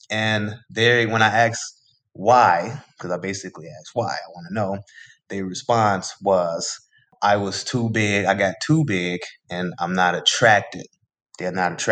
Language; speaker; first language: English; native; English